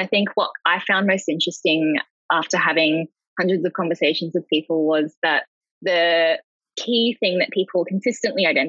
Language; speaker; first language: English; native; English